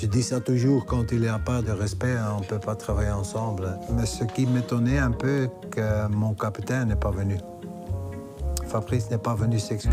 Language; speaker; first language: French; non-native, local second language; Dutch